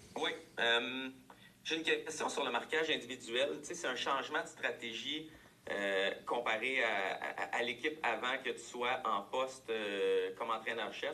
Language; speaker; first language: French; native; French